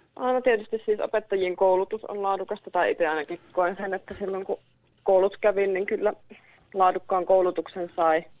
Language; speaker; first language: Finnish; native; Finnish